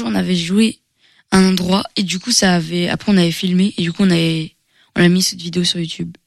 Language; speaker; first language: French; early bilingual, other home language; Portuguese